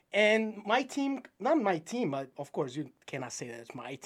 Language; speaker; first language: English; non-native, fluent; Portuguese